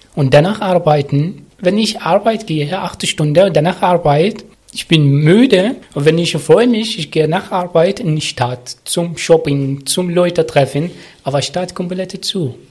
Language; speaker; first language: German; non-native, learner; Arabic